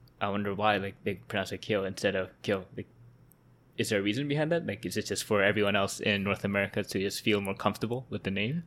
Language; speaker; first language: English; native; English